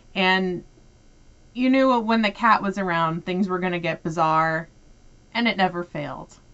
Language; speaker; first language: English; native; English